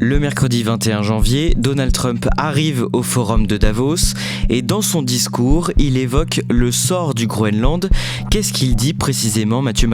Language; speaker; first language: French; native; French